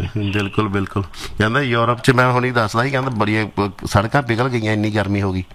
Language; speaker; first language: Punjabi; native; Punjabi